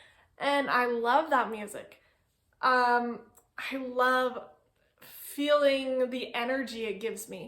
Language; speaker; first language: English; native; English